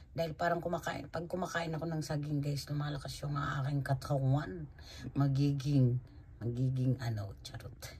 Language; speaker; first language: Filipino; non-native, local second language; Cebuano